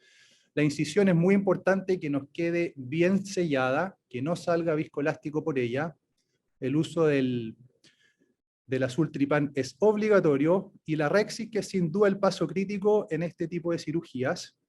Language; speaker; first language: Spanish; native; Spanish